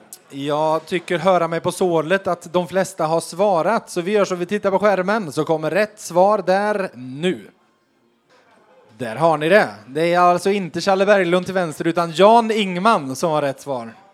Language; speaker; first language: Swedish; native; Swedish